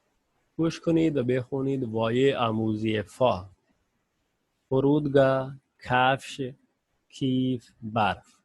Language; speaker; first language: Persian; non-native, fluent; Urdu